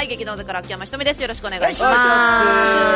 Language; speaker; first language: Japanese; native; Japanese